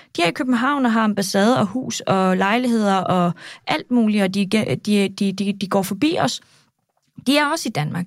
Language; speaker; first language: Danish; early bilingual, other home language; Kurdish